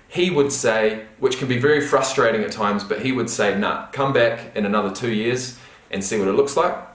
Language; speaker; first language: English; native; English